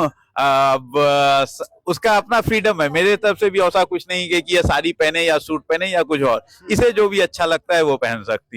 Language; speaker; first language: Hindi; native; Hindi